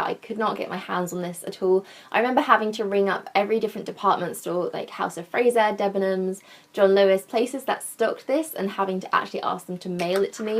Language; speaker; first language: English; native; English